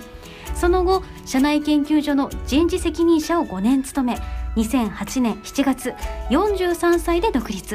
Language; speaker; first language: Japanese; native; Japanese